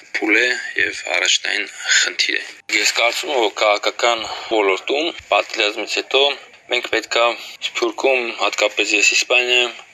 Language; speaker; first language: Armenian; early bilingual, heritage; Armenian